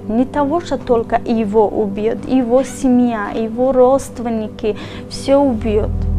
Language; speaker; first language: Russian; non-native, learner; Persian